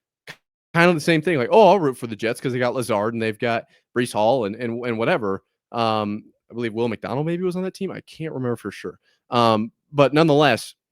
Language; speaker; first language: English; native; English